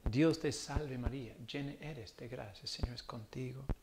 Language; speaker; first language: Spanish; non-native, learner; English